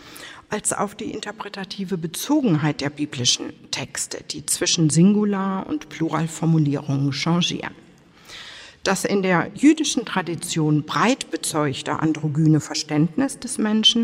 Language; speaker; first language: German; native; German